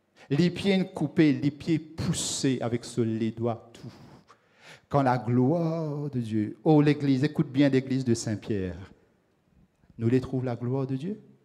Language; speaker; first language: French; non-native, local second language; Morisyen